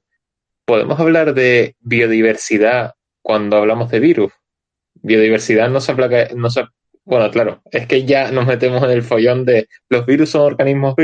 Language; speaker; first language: Spanish; native; Spanish